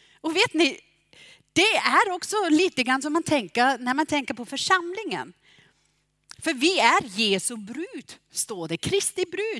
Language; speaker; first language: Swedish; non-native, fluent; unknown